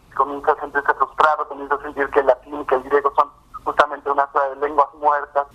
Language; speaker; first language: Spanish; native; Spanish